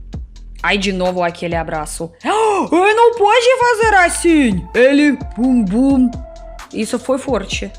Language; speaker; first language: Portuguese; non-native, learner; Russian